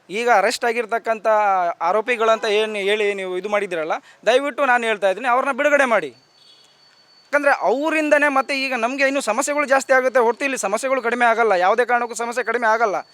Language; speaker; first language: Kannada; non-native, local second language; Lambadi